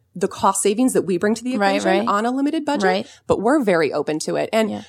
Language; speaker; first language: English; native; English